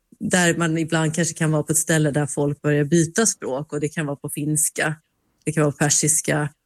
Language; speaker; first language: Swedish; early bilingual, other home language; Finnish